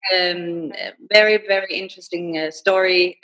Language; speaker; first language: English; non-native, fluent; Danish